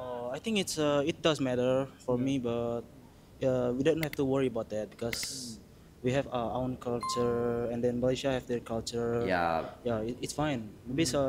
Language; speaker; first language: English; non-native, fluent; Indonesian